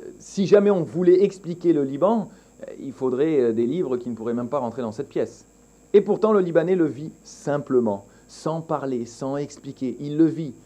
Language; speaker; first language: French; native; French